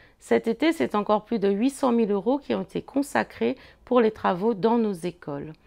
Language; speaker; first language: French; native; French